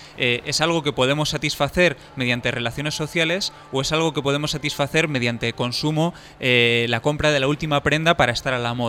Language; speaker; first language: Spanish; native; Spanish